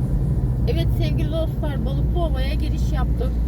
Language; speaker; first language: Turkish; native; Turkish